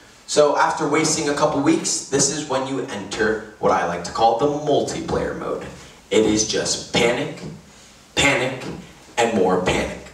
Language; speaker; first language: English; native; English